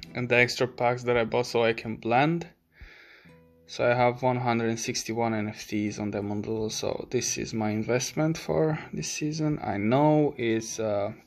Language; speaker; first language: English; non-native, fluent; Romanian